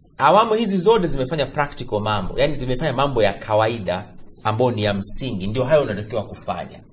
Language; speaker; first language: Swahili; native; Swahili